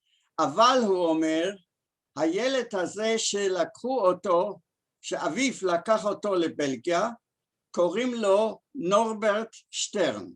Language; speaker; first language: Hebrew; early bilingual, other home language; German